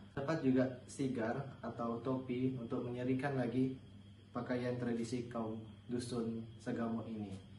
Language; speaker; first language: Malay; non-native, local second language; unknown